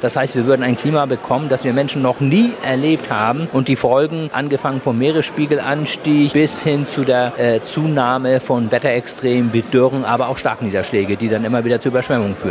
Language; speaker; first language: German; native; German